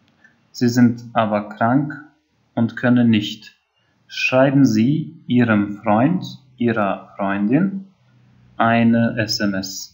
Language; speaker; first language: German; non-native, fluent; Albanian